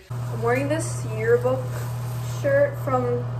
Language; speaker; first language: English; native; English